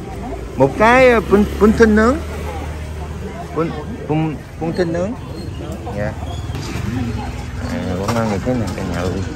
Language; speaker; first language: Vietnamese; non-native, learner; Korean